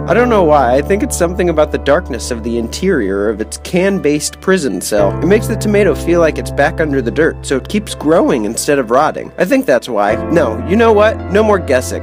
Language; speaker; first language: English; native; English